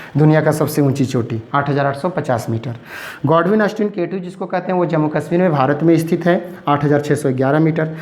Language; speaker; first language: Hindi; native; Hindi